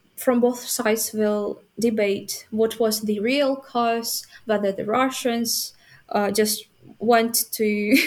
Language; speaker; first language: English; non-native, fluent; Ukrainian